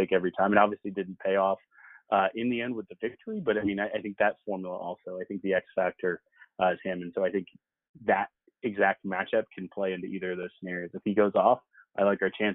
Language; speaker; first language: English; native; English